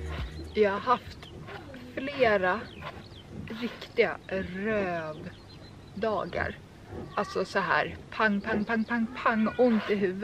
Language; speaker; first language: Swedish; native; Swedish